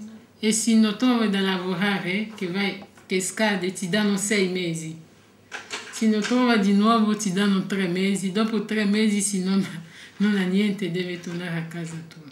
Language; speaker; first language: Italian; non-native, fluent; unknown